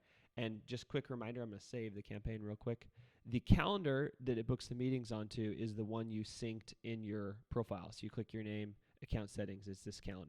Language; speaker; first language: English; native; English